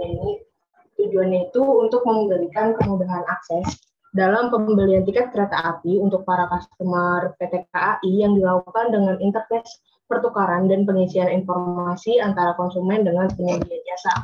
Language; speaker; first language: Indonesian; native; Indonesian